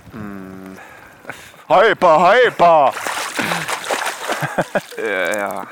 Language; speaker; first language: German; native; German